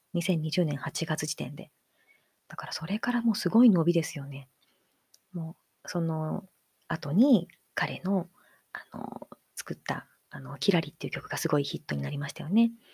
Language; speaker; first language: Japanese; native; Japanese